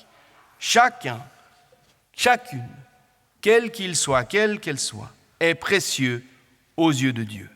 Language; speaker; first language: French; native; French